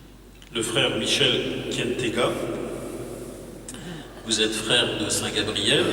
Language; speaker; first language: French; native; French